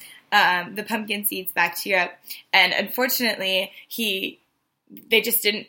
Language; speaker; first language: English; native; English